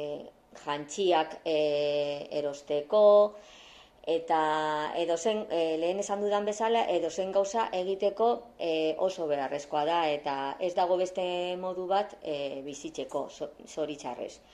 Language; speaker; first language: Basque; non-native, learner; Spanish